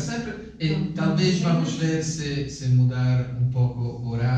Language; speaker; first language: Portuguese; non-native, fluent; Italian